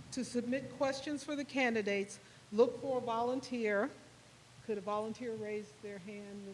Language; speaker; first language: English; native; English